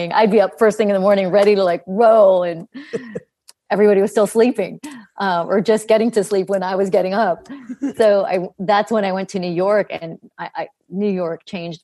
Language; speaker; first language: English; early bilingual, other home language; Greek